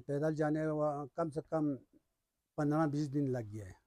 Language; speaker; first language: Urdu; non-native, local second language; Balti